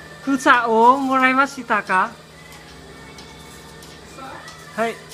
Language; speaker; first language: Japanese; non-native, learner; Vietnamese